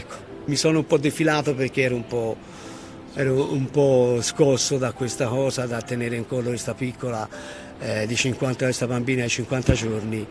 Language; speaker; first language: Italian; native; Italian